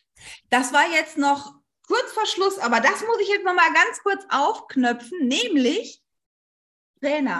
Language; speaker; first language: German; native; German